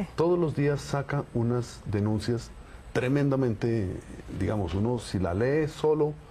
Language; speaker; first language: Spanish; native; Spanish